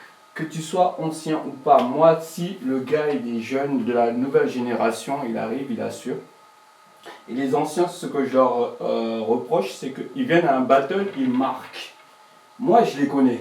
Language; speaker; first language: French; native; French